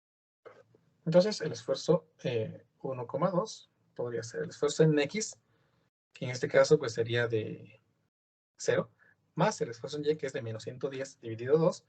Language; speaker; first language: Spanish; native; Spanish